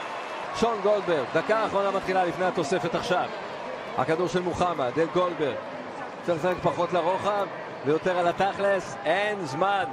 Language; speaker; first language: Hebrew; native; Hebrew